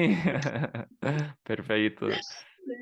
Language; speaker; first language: Portuguese; non-native, fluent; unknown